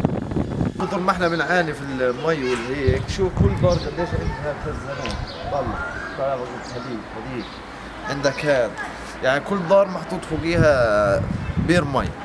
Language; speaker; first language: Arabic; native; Arabic